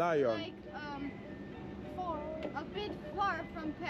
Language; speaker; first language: English; non-native, learner; Albanian